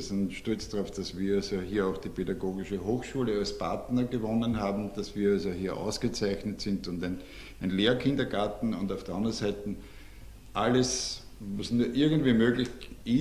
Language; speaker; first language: German; native; German